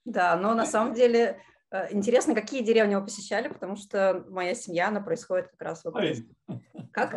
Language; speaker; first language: Russian; native; Russian